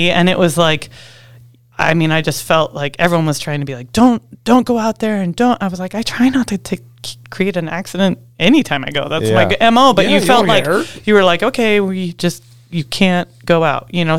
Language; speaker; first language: English; native; English